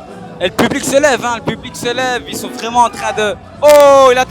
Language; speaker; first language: French; native; French